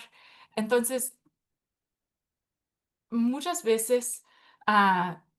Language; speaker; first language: Spanish; early bilingual, heritage; Spanish